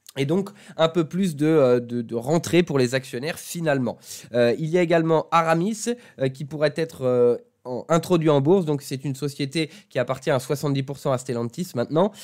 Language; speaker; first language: French; native; French